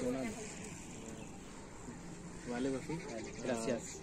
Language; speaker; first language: Spanish; non-native, learner; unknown